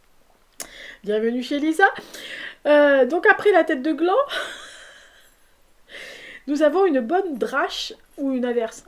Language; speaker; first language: French; native; French